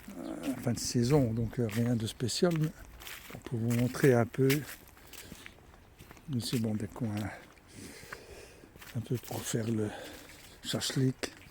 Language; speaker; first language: French; native; French